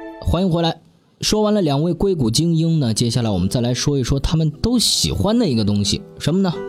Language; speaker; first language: Chinese; native; Chinese